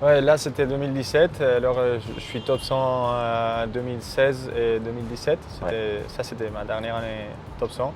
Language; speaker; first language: French; native; French